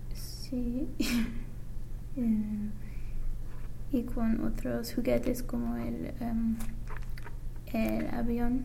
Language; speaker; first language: Spanish; non-native, learner; English